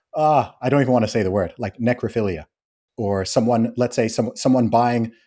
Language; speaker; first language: English; native; English